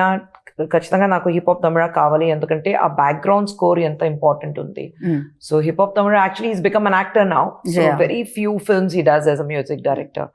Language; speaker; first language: Telugu; non-native, local second language; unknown